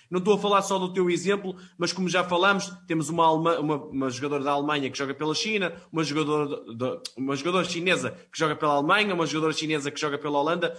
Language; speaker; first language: Portuguese; native; Portuguese